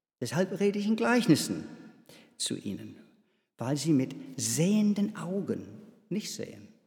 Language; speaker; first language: German; non-native, fluent; English